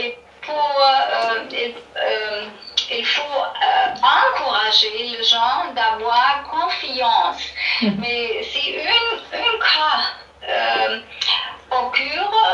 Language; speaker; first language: French; non-native, learner; German